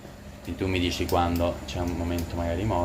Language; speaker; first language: Italian; native; Italian